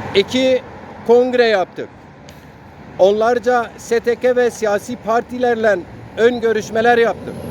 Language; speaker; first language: Turkish; non-native, local second language; Zaza